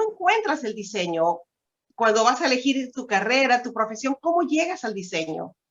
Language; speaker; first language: Spanish; native; Spanish